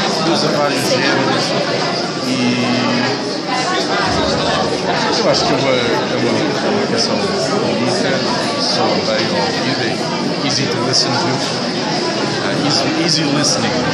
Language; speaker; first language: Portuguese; early bilingual, heritage; English